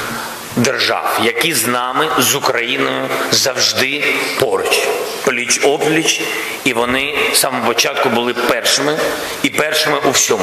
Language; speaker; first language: Ukrainian; non-native, local second language; Russian